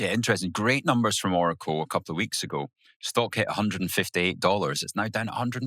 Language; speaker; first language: English; native; English